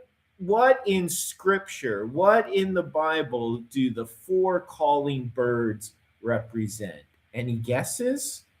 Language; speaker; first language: English; native; English